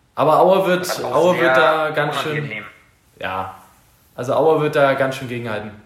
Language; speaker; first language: German; native; German